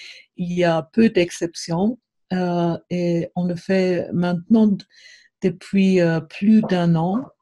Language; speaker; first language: French; non-native, fluent; German